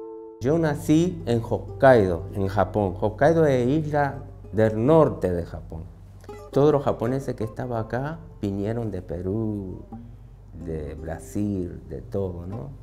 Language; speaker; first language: Spanish; early bilingual, other home language; Japanese